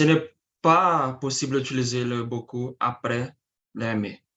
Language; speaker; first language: French; non-native, learner; Portuguese